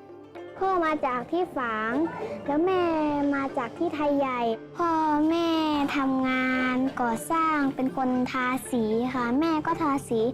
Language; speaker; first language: Thai; early bilingual, other home language; Shan